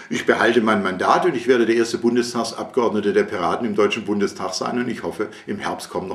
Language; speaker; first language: German; native; German